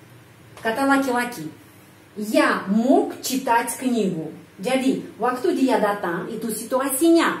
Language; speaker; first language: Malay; non-native, fluent; Russian